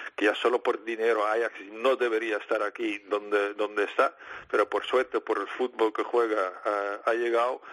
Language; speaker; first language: Spanish; non-native, fluent; Dutch